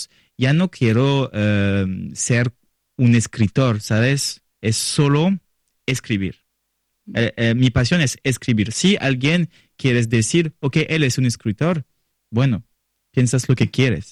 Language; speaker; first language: Spanish; non-native, learner; French